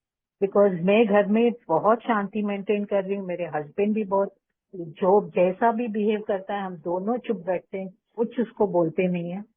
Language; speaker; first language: Hindi; non-native, local second language; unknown